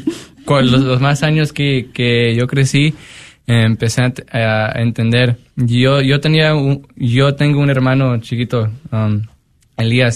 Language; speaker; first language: Spanish; early bilingual, heritage; Spanish